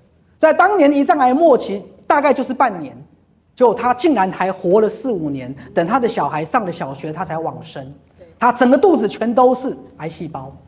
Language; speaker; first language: Chinese; native; Chinese